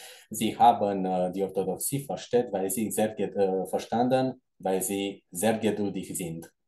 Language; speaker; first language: German; non-native, fluent; Romanian